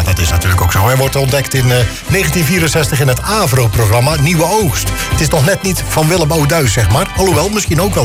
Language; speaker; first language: Dutch; native; Dutch